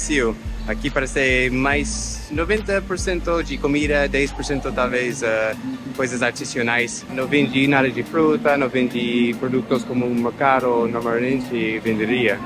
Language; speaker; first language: Portuguese; non-native, fluent; English